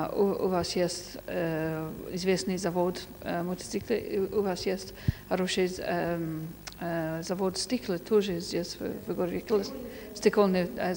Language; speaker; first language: Russian; non-native, fluent; English